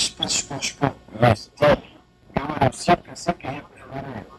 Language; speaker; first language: Russian; non-native, learner; Uzbek